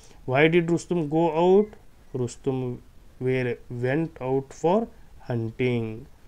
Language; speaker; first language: English; non-native, local second language; Urdu